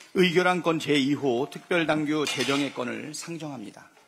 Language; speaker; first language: Korean; native; Korean